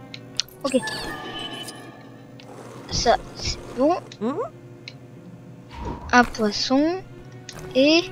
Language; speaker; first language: French; native; French